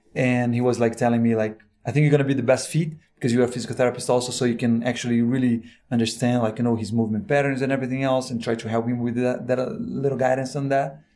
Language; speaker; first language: English; non-native, fluent; Portuguese